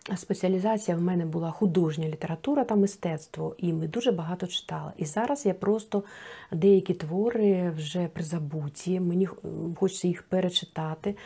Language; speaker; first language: Ukrainian; non-native, local second language; Russian